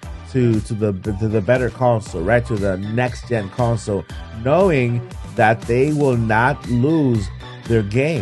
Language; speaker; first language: English; native; English